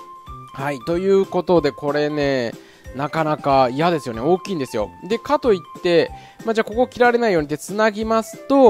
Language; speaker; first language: Japanese; native; Japanese